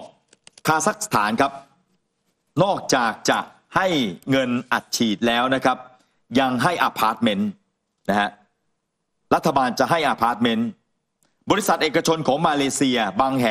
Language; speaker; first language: Thai; native; Thai